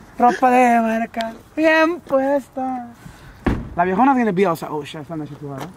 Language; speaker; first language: English; early bilingual, other home language; Spanish